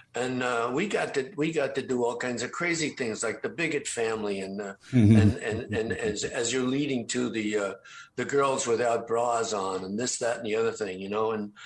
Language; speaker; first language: English; native; English